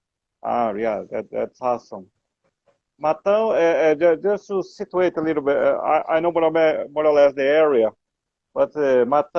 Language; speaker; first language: English; non-native, learner; Portuguese